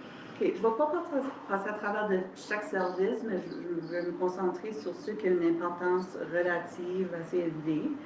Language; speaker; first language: French; native; French